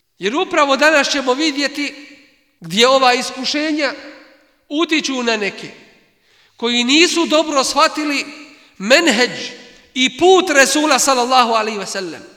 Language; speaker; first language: Bosnian; native; Bosnian